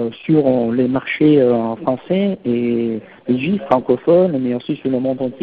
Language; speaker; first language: French; non-native, fluent; Italian